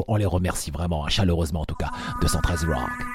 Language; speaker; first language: French; native; French